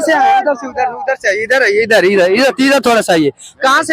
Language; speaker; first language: Hindi; native; Hindi